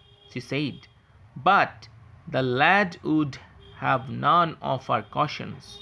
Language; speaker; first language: English; non-native, local second language; Bangla